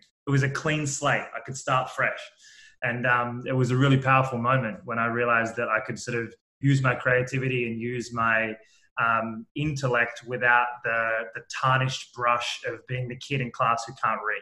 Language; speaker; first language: English; native; English